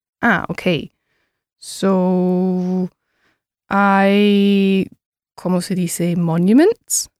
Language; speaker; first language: Spanish; non-native, learner; English